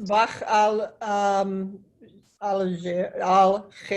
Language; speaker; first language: Arabic; non-native, learner; English